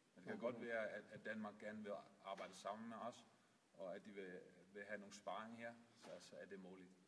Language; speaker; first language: Danish; non-native, fluent; Dutch